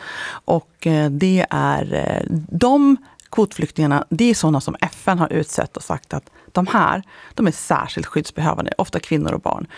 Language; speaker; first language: Swedish; native; Swedish